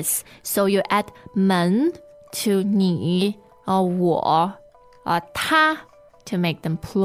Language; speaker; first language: English; non-native, fluent; Chinese